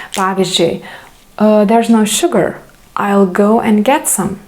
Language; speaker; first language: English; non-native, fluent; Lithuanian